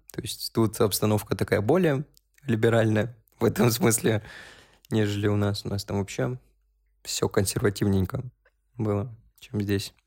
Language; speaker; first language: Russian; native; Russian